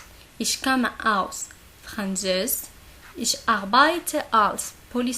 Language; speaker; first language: German; non-native, learner; Arabic